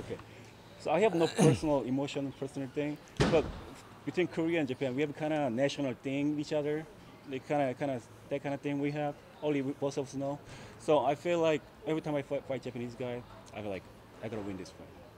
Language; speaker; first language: English; non-native, fluent; Korean